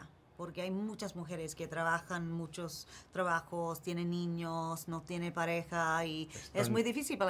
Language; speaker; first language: Spanish; early bilingual, heritage; English